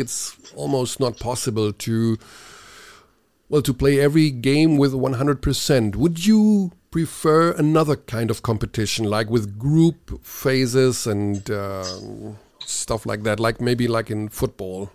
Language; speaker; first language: English; non-native, fluent; German